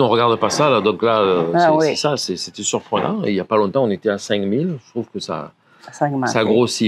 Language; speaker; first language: French; native; French